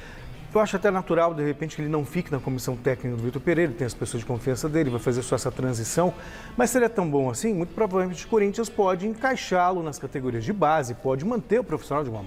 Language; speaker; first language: Portuguese; native; Portuguese